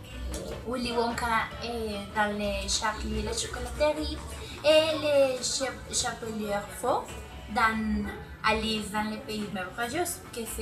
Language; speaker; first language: French; non-native, learner; Spanish